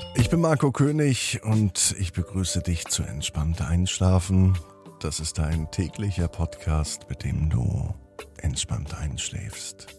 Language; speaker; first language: German; native; German